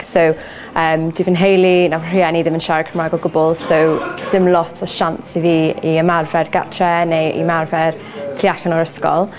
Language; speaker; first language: Welsh; non-native, local second language; English